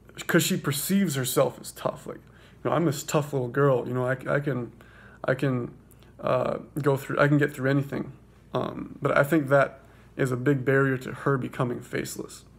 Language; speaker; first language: English; native; English